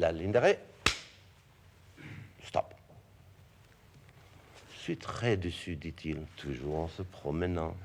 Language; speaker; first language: French; non-native, fluent; English